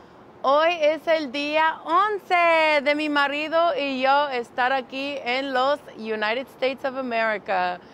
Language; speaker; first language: Spanish; early bilingual, heritage; English